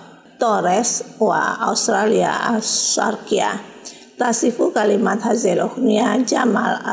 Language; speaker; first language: Arabic; non-native, fluent; Indonesian